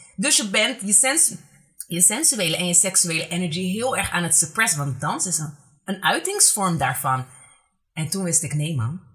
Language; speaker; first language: Dutch; native; Dutch